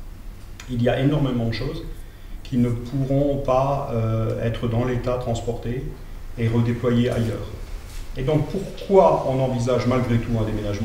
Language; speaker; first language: French; native; French